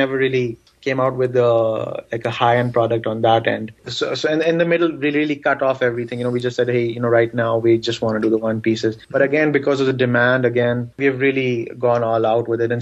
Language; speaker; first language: English; non-native, local second language; Urdu